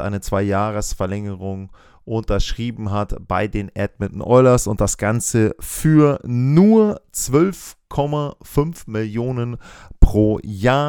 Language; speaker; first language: German; native; German